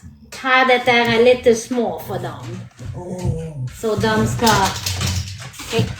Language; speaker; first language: Swedish; non-native, learner; French